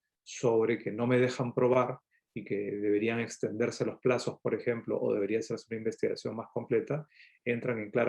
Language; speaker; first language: Spanish; native; Spanish